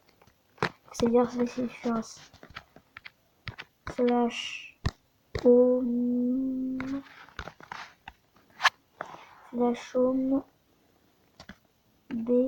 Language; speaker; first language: French; native; French